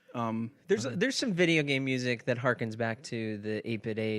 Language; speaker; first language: English; native; English